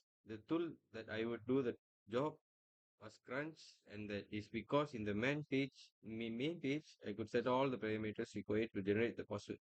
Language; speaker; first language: English; non-native, local second language; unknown